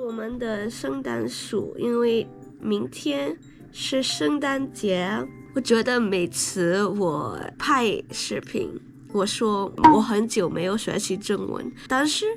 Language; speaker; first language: Chinese; non-native, learner; English